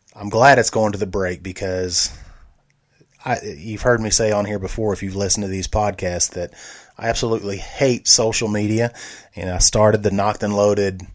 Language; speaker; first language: English; native; English